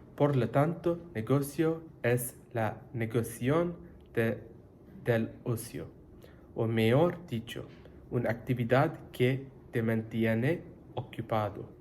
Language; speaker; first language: Spanish; non-native, learner; English